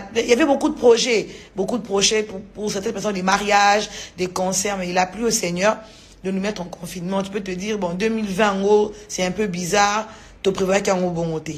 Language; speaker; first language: French; non-native, local second language; Lingala